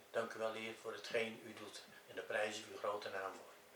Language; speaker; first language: Dutch; native; Dutch